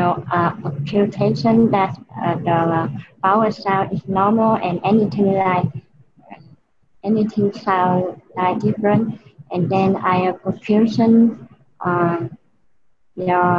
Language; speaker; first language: English; non-native, learner; Vietnamese